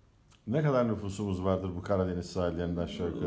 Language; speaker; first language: Turkish; native; Turkish